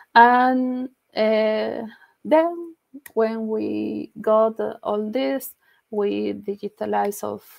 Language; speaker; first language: English; non-native, learner; Spanish